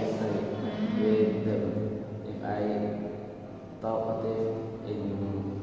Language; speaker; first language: English; non-native, learner; Indonesian